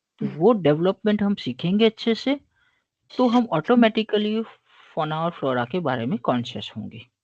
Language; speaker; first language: Hindi; non-native, local second language; Gujarati